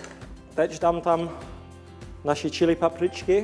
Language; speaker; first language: Czech; non-native, learner; English